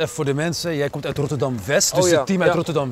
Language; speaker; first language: Dutch; native; Dutch